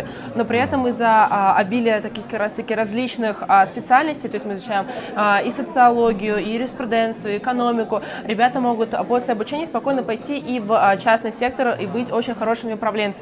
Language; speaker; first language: Russian; native; Russian